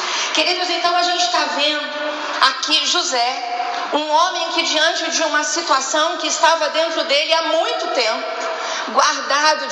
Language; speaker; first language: Portuguese; native; Portuguese